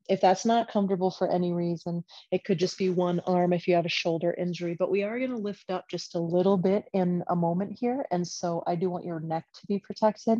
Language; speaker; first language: English; native; English